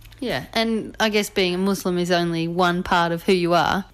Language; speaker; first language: English; native; English